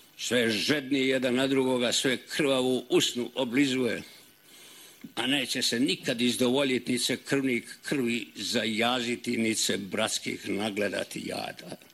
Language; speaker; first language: Serbian; native; Serbian